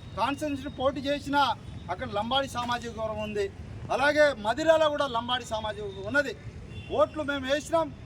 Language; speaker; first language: Telugu; non-native, local second language; Lambadi